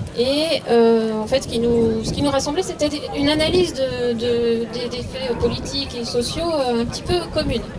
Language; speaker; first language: French; native; French